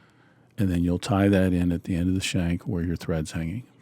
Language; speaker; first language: English; native; English